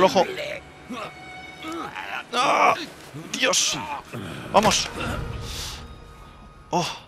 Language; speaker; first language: Spanish; native; Spanish